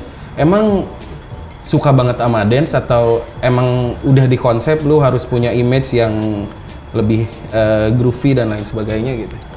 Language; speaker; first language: Indonesian; native; Indonesian